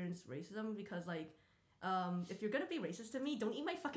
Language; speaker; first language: English; native; English